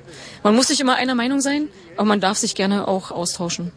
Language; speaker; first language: German; native; German